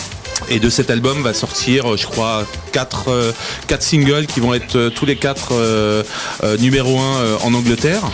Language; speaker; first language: French; native; French